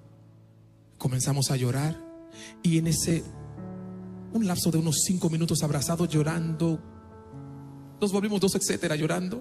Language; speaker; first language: Spanish; non-native, fluent; Haitian Creole